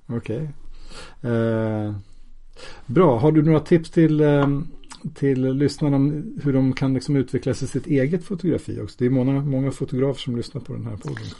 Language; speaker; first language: Swedish; native; Swedish